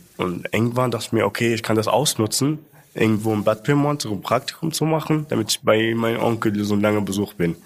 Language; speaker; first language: German; non-native, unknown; Arabic